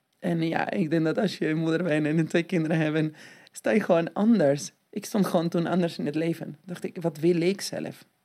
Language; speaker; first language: Dutch; non-native, fluent; Spanish